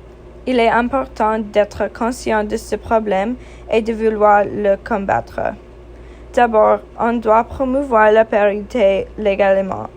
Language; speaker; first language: French; non-native, fluent; English